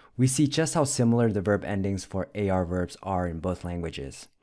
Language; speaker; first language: English; native; English